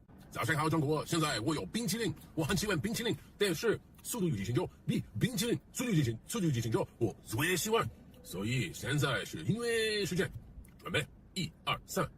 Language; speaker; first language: Chinese; non-native, learner; English